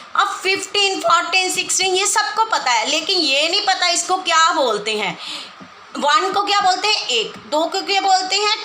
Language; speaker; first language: Hindi; non-native, local second language; Punjabi